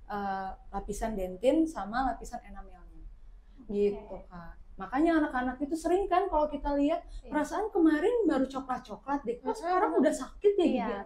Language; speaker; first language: Indonesian; native; Indonesian